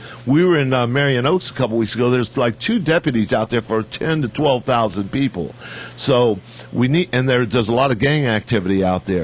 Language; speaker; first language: English; native; English